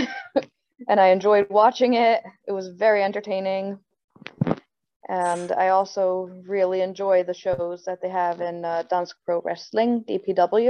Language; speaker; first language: English; native; English